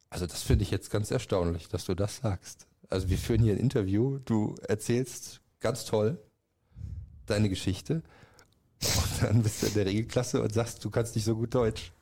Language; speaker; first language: German; native; German